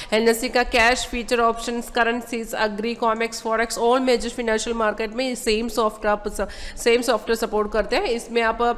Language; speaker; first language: Hindi; non-native, local second language; Malayalam